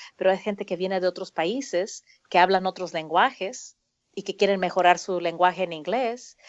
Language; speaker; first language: Spanish; early bilingual, heritage; Spanish